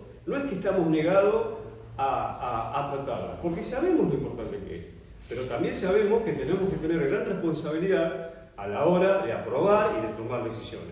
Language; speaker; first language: Spanish; native; Spanish